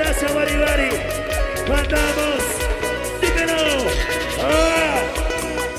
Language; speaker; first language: Spanish; native; Spanish